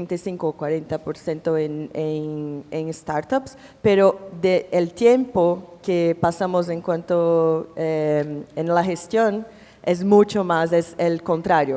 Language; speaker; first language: Spanish; non-native, fluent; Portuguese